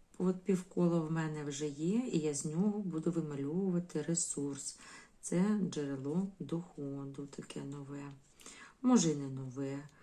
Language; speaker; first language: Ukrainian; non-native, local second language; Russian